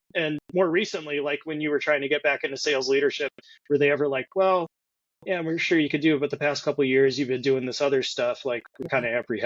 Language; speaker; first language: English; native; English